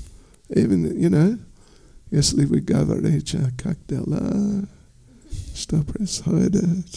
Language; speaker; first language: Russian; non-native, learner; English